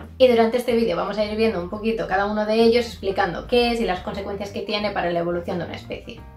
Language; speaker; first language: Spanish; native; Spanish